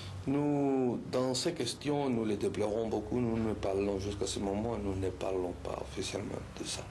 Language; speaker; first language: French; non-native, fluent; Spanish